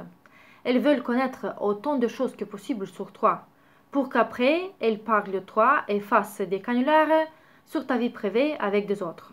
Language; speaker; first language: French; non-native, learner; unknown